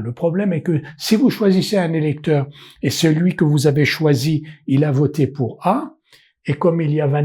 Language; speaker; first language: French; native; French